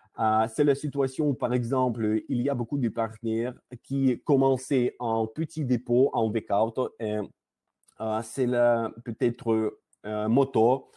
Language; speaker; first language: French; non-native, learner; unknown